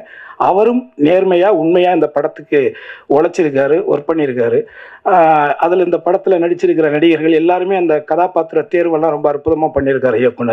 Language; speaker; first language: Tamil; native; Tamil